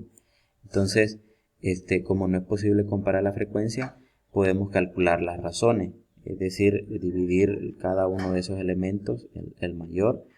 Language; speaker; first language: Spanish; native; Spanish